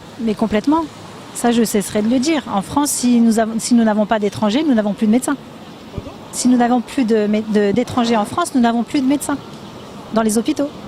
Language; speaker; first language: French; native; French